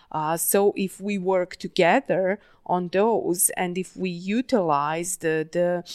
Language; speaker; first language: English; non-native, fluent; Serbian